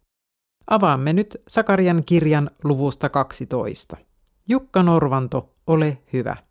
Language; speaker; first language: Finnish; native; Finnish